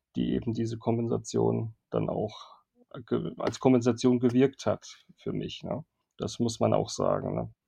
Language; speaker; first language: German; native; German